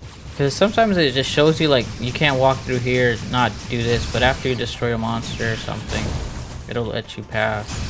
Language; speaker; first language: English; non-native, local second language; Spanish